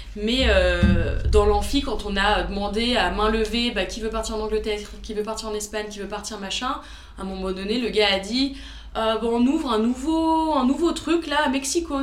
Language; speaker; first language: French; early bilingual, other home language; Romanian